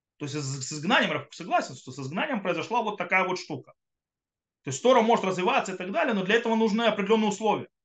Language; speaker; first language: Russian; early bilingual, heritage; Russian